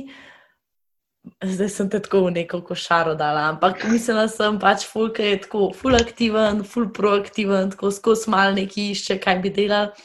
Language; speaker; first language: Slovenian; native; Slovenian